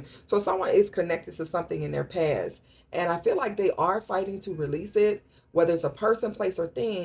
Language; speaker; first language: English; native; English